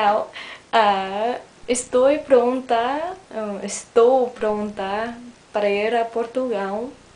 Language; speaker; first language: Portuguese; non-native, learner; English